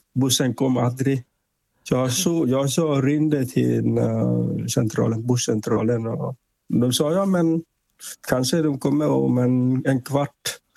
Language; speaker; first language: Swedish; non-native, fluent; Vietnamese